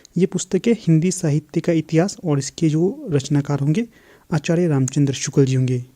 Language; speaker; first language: Hindi; native; Hindi